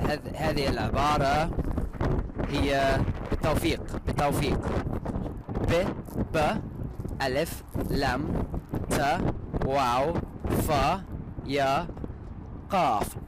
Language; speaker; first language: Arabic; non-native, learner; English